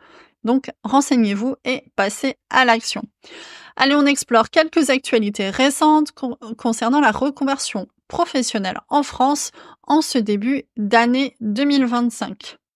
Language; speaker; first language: French; native; French